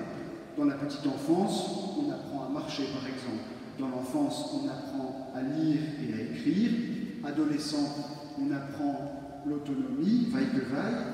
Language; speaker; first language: French; native; French